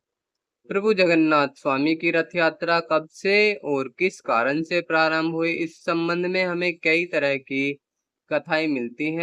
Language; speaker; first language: Hindi; native; Hindi